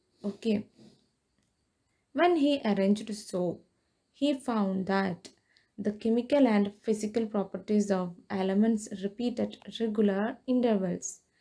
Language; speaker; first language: English; non-native, local second language; Malayalam